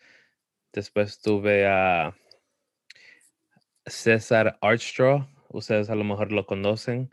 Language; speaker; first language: Spanish; early bilingual, heritage; Spanish